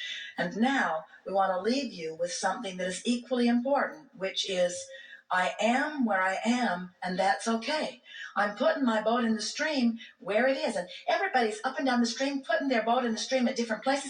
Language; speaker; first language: English; native; English